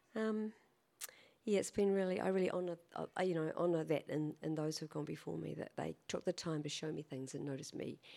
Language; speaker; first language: English; native; English